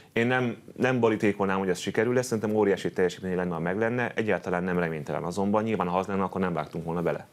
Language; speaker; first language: Hungarian; native; Hungarian